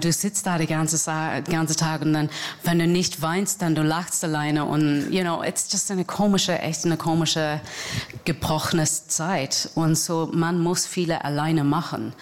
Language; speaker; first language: German; non-native, fluent; English